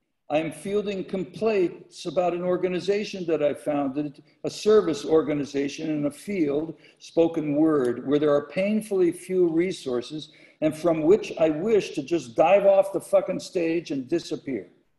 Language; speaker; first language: English; native; English